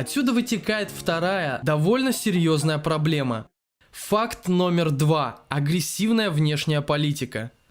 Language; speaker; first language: Russian; native; Russian